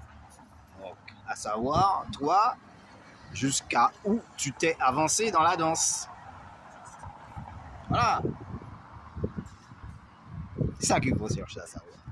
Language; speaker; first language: French; native; French